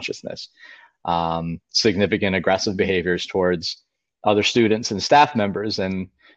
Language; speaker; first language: English; native; English